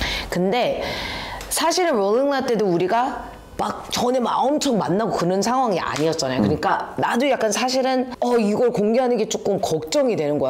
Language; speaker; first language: Korean; early bilingual, heritage; Korean